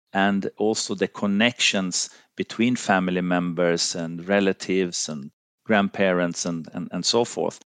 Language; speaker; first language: English; non-native, fluent; Finnish